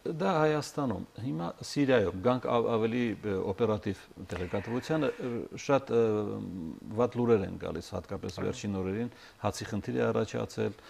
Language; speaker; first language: Armenian; native; Armenian